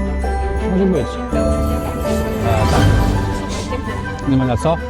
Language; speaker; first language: Polish; non-native, learner; French